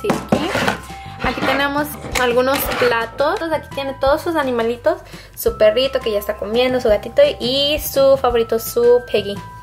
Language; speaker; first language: Spanish; early bilingual, heritage; Spanish